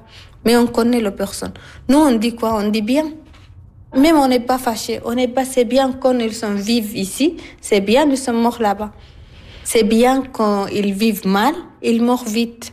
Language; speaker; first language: French; non-native, learner; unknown